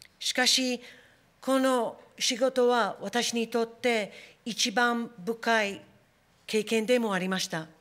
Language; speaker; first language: Japanese; non-native, fluent; English